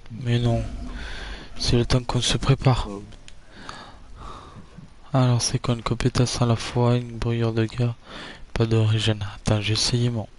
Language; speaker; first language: French; native; French